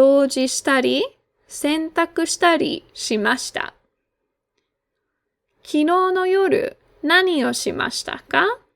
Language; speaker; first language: Japanese; non-native, fluent; English